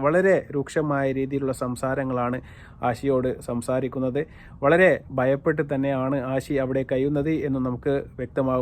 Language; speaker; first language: Malayalam; native; Malayalam